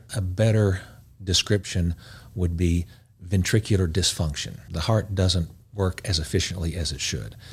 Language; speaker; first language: English; native; English